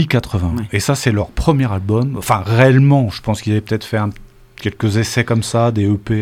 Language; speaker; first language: French; native; French